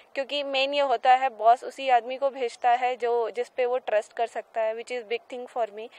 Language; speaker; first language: Hindi; native; Hindi